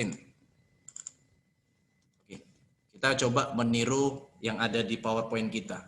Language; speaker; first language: Indonesian; native; Indonesian